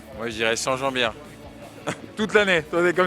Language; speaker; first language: French; native; French